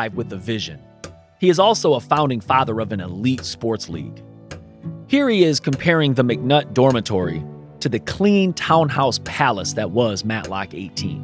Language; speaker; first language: English; native; English